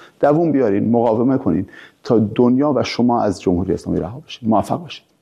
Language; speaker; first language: Persian; early bilingual, heritage; Persian